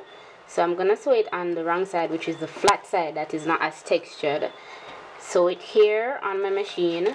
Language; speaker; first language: English; native; English